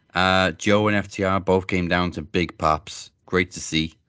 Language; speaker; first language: English; native; English